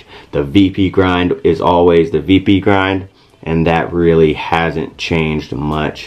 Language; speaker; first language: English; native; English